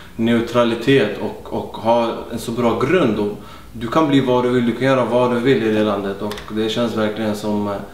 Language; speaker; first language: Swedish; early bilingual, other home language; Arabic